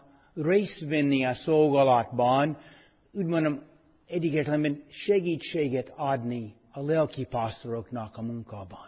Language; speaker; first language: Hungarian; non-native, fluent; English